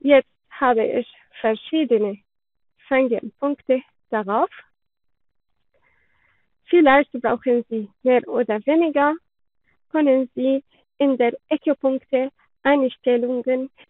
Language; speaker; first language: German; non-native, learner; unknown